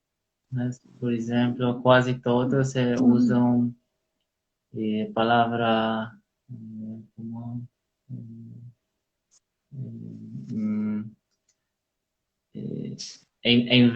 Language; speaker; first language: Portuguese; non-native, learner; Polish